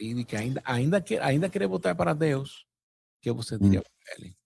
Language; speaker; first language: Portuguese; non-native, fluent; Spanish